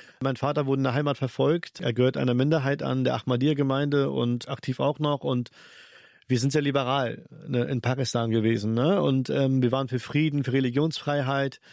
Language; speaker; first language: German; early bilingual, other home language; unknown